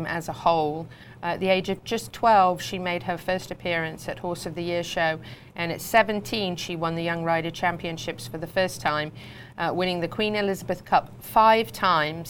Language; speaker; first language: English; native; English